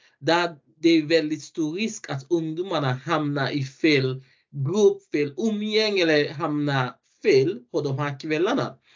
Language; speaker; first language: Swedish; non-native, fluent; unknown